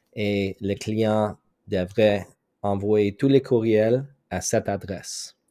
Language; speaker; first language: French; non-native, local second language; English